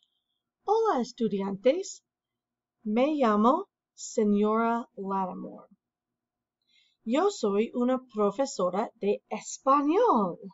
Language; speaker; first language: Spanish; non-native, fluent; English